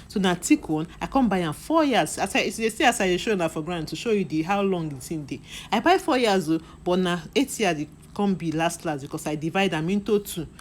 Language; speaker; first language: Nigerian Pidgin; non-native, local second language; Igbo